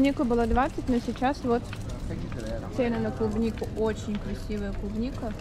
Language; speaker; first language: Russian; native; Russian